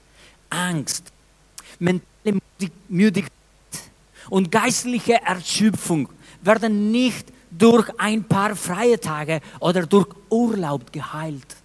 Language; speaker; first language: German; non-native, fluent; Spanish